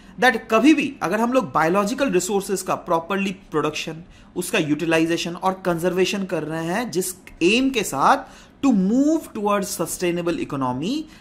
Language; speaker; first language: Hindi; non-native, local second language; Assamese